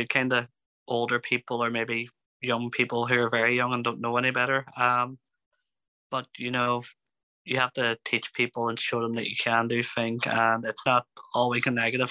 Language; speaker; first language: English; native; English